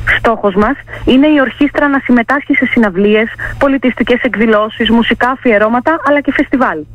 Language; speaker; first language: Greek; native; Greek